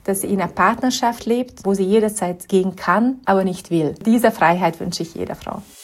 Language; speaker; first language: German; non-native, fluent; Hungarian